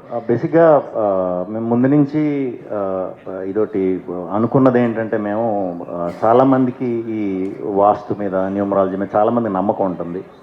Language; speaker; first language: Telugu; native; Telugu